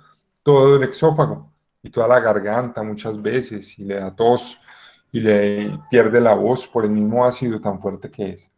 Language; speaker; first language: Spanish; native; Spanish